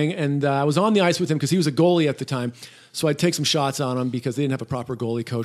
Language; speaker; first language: English; native; English